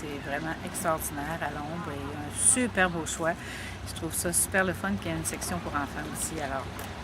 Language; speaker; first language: French; native; French